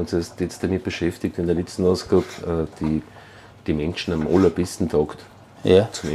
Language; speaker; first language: German; native; German